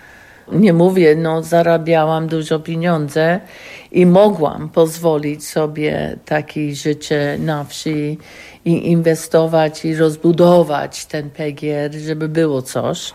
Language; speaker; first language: Polish; non-native, learner; English